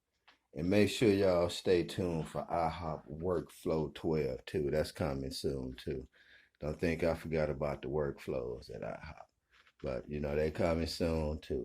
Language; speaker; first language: English; native; English